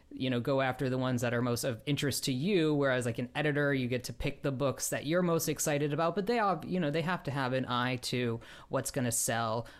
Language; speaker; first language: English; native; English